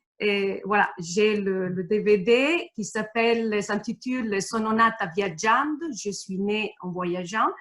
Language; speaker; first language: French; non-native, fluent; Italian